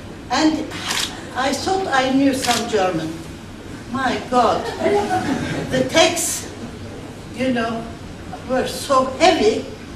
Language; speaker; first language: English; non-native, fluent; Turkish